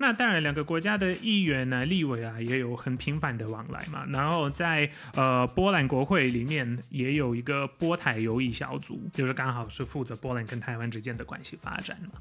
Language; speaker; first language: Chinese; non-native, fluent; Polish